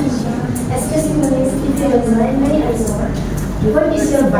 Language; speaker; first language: English; non-native, learner; Indonesian